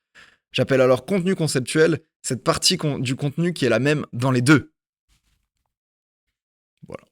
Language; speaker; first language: French; native; French